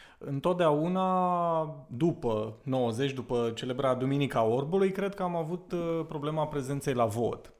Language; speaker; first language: Romanian; native; Romanian